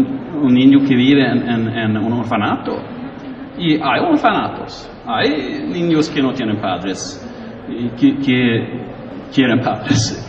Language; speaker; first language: Spanish; non-native, learner; Swedish